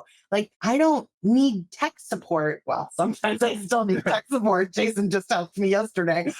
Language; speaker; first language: English; native; English